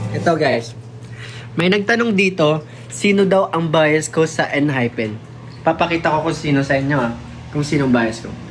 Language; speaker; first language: Filipino; non-native, local second language; Waray